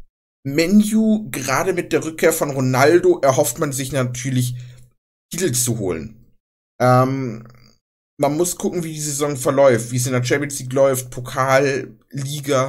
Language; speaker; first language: German; native; German